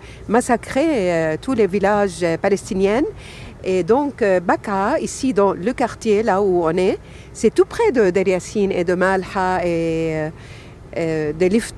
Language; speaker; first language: French; non-native, fluent; Arabic